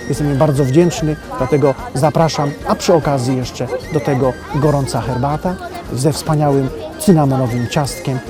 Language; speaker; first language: Polish; native; Polish